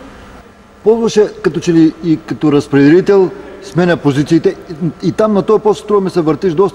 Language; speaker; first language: Bulgarian; native; Bulgarian